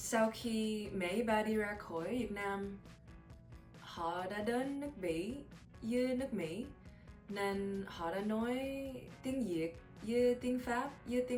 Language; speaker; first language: Vietnamese; early bilingual, heritage; English